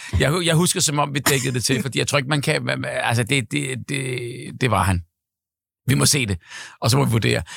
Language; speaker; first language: Danish; native; Danish